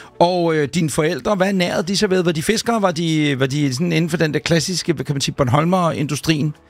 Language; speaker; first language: Danish; native; Danish